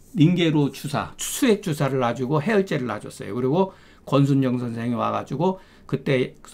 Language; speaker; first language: Korean; native; Korean